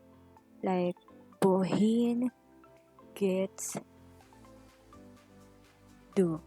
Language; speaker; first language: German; non-native, learner; Filipino